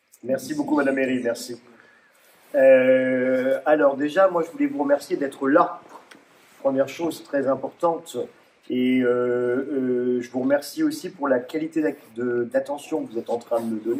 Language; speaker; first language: French; native; French